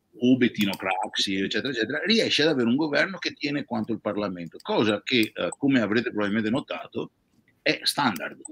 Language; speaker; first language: Italian; native; Italian